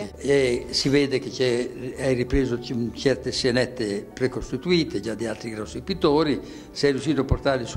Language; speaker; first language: Italian; native; Italian